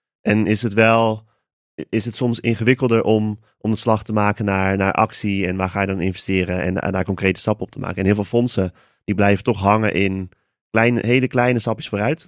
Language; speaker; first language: Dutch; native; Dutch